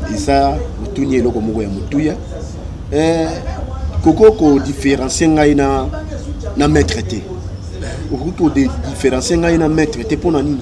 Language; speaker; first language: Lingala; non-native, local second language; Kongo